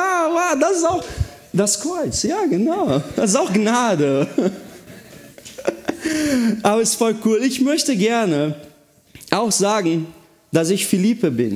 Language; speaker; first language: German; non-native, fluent; Portuguese